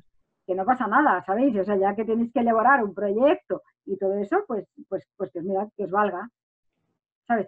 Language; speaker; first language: Spanish; native; Spanish